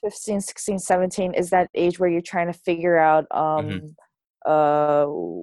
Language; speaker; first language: English; native; English